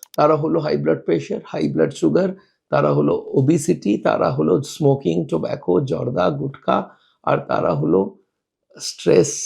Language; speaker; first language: Bangla; non-native, local second language; Hindi